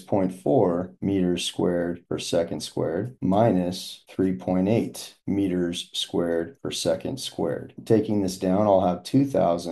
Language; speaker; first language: English; native; English